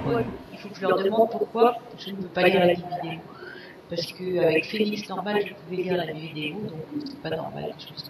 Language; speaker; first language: French; native; French